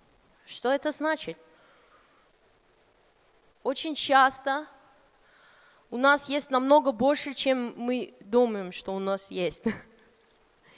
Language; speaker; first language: Russian; non-native, fluent; English